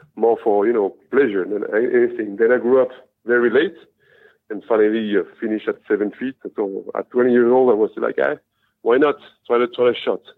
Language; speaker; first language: English; non-native, fluent; French